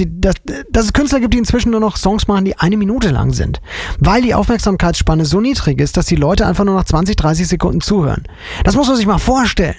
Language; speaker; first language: German; native; German